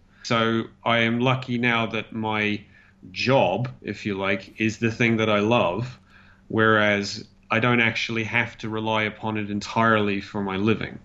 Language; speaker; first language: English; native; English